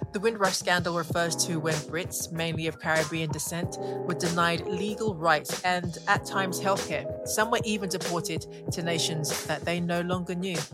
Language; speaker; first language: English; native; English